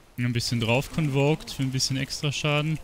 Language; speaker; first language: German; native; German